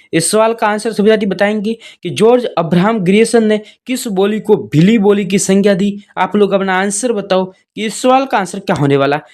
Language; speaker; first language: Hindi; native; Hindi